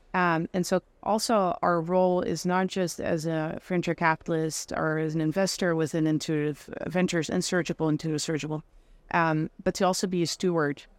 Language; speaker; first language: English; non-native, fluent; Dutch